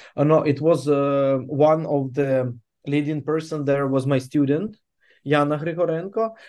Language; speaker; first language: English; non-native, fluent; Ukrainian